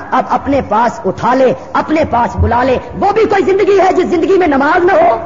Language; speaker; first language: Urdu; non-native, local second language; Punjabi